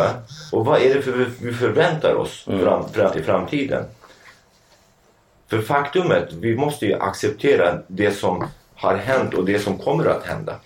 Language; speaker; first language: Swedish; non-native, fluent; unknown